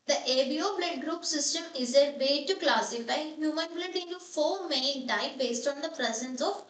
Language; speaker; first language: English; non-native, local second language; Malayalam